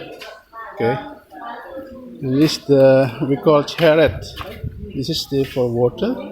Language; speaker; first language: English; non-native, learner; Indonesian